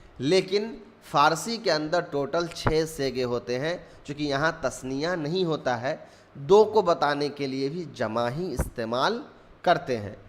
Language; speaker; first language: Urdu; native; Urdu